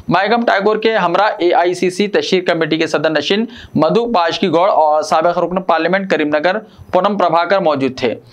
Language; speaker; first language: Urdu; native; Urdu